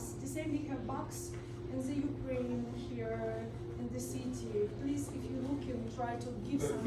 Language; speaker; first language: English; non-native, learner; Russian